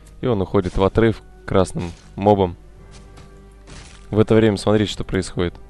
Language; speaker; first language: Russian; native; Russian